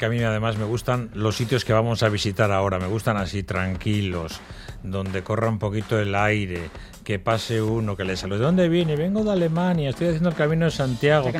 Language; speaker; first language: Spanish; native; Spanish